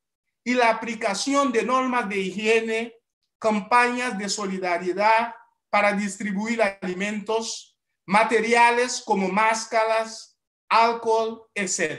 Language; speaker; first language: Spanish; non-native, fluent; Haitian Creole